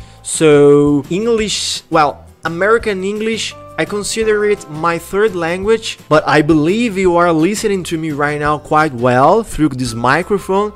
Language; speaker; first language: English; non-native, fluent; Spanish